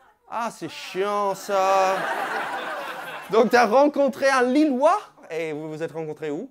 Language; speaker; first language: French; non-native, fluent; English